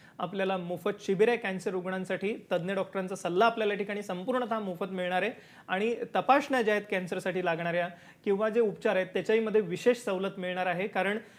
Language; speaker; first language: Marathi; native; Marathi